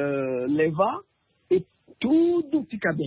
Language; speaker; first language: Portuguese; non-native, learner; French